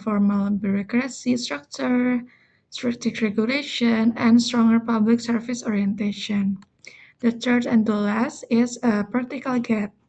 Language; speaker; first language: English; non-native, learner; Indonesian